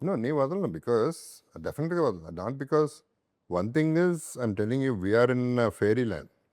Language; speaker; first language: Telugu; native; Telugu